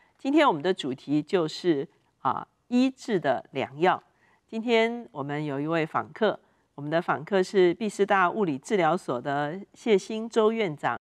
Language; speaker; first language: Chinese; native; Chinese